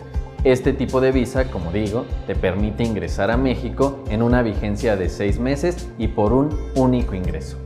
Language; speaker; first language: Spanish; native; Spanish